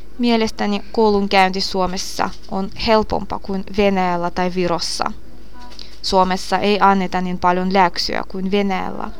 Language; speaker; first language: Finnish; non-native, fluent; Russian